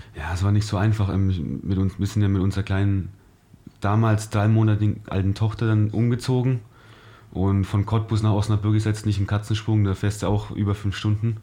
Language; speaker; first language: German; native; German